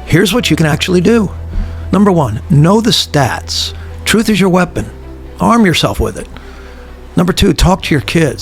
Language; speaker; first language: English; native; English